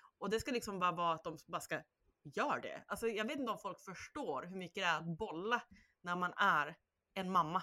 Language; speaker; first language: Swedish; native; Swedish